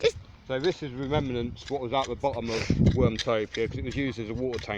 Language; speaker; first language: English; native; English